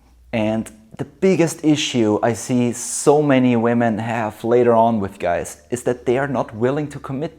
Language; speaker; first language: English; non-native, fluent; German